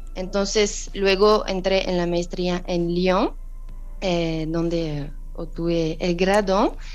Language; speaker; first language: Spanish; non-native, fluent; French